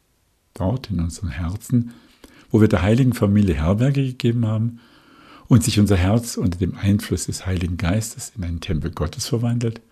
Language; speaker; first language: German; native; German